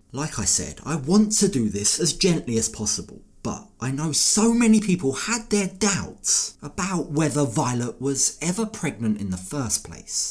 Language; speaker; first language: English; native; English